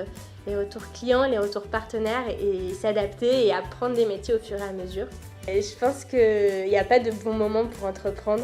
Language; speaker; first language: French; native; French